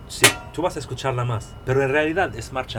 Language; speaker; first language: Spanish; non-native, local second language; Arabic